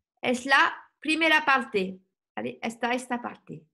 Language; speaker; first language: Spanish; non-native, learner; French